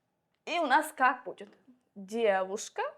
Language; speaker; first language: Russian; non-native, local second language; Uzbek